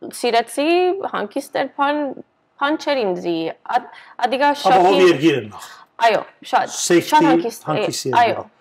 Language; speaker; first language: Armenian; early bilingual, heritage; Armenian